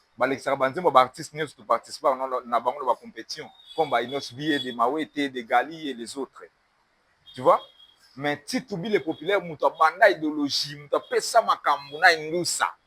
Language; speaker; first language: Lingala; native; Lingala